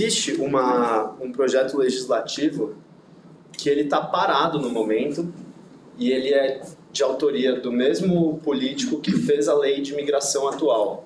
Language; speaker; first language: Portuguese; non-native, fluent; Russian